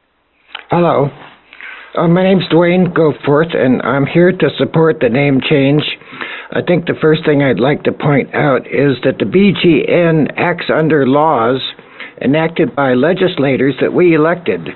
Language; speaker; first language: English; native; English